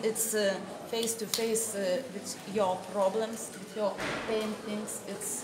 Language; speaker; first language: English; non-native, learner; Lithuanian